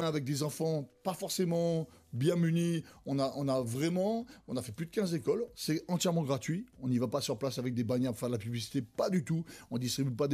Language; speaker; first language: French; native; French